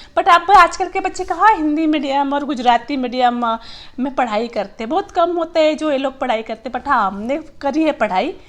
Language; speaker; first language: Hindi; non-native, local second language; Gujarati